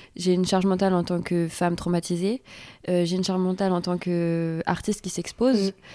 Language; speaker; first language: French; native; French